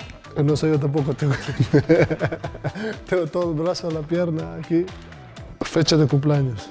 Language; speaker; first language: Spanish; non-native, fluent; Serbian